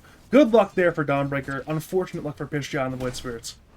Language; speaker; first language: English; native; English